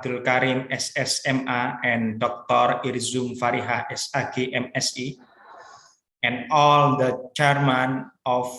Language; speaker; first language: English; non-native, learner; Indonesian